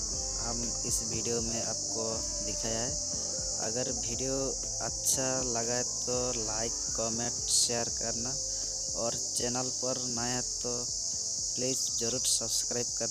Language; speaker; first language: Hindi; non-native, local second language; Odia